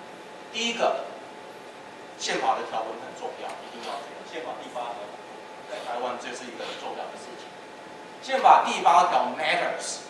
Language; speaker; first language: Chinese; native; Chinese